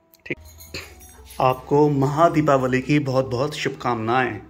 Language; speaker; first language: Hindi; native; Hindi